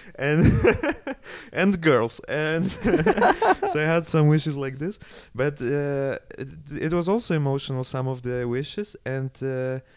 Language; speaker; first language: English; non-native, fluent; Polish